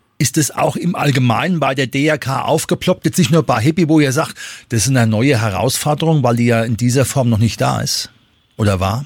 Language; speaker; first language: German; native; German